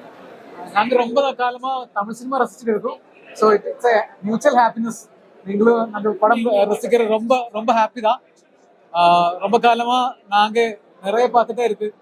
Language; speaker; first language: Tamil; non-native, learner; Malayalam